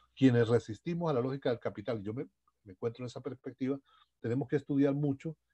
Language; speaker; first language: Spanish; native; Spanish